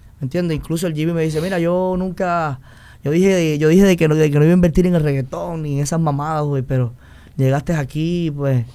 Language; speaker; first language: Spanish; native; Spanish